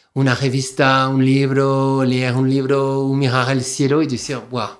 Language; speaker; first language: Spanish; non-native, fluent; French